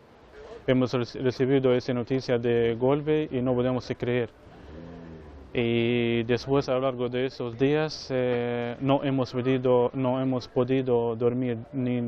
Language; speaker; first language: Spanish; non-native, fluent; Arabic